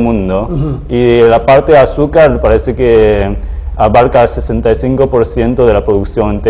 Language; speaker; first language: Spanish; non-native, fluent; Chinese